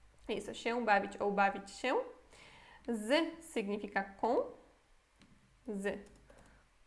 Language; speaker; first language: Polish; non-native, fluent; Portuguese